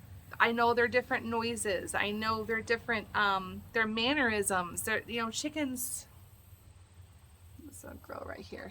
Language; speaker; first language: English; native; English